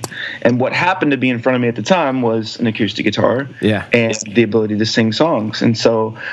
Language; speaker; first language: English; native; English